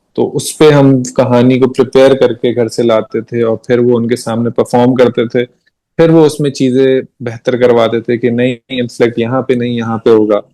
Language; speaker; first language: Hindi; native; Hindi